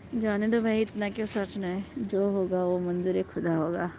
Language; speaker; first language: Hindi; non-native, local second language; Marathi